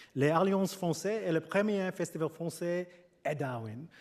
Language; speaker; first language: French; non-native, learner; English